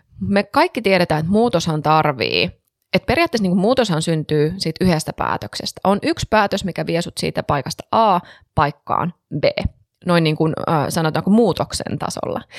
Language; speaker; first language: Finnish; native; Finnish